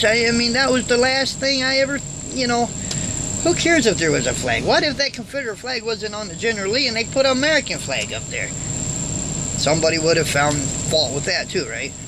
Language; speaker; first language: English; native; English